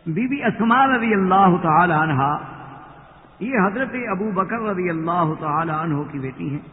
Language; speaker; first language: Urdu; native; Urdu